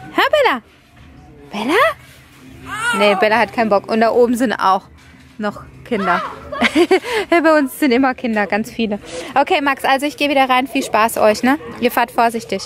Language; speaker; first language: German; non-native, fluent; Italian